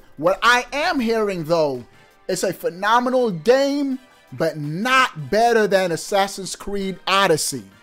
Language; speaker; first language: English; native; English